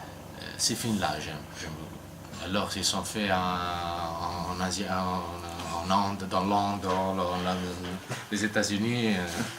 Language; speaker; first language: French; non-native, learner; Italian